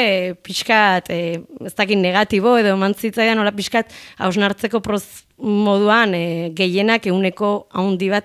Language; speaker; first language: Basque; native; Basque